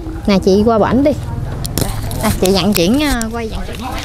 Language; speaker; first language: Vietnamese; native; Vietnamese